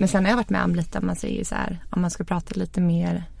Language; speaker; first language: Swedish; native; Swedish